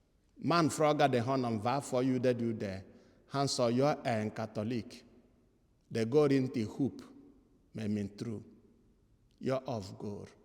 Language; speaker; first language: Swedish; non-native, fluent; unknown